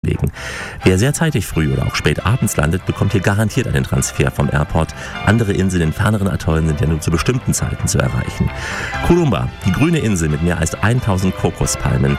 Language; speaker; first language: German; native; German